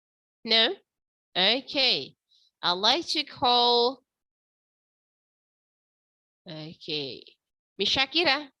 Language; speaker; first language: English; non-native, fluent; Indonesian